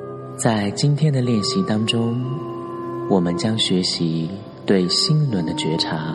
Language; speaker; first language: Chinese; native; Chinese